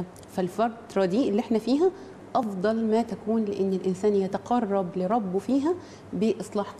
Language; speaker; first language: Arabic; native; Arabic